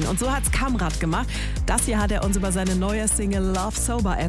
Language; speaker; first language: German; native; German